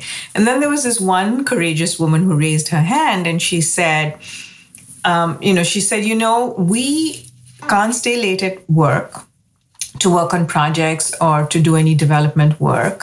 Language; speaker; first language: English; non-native, local second language; Hindi